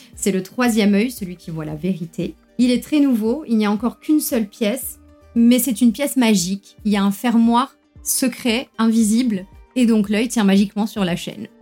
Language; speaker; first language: French; non-native, local second language; Arabic